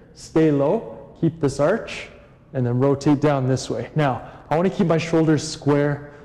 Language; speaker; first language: English; native; English